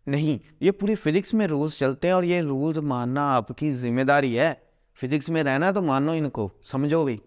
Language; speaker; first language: Hindi; native; Hindi